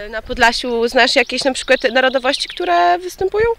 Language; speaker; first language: Polish; native; Polish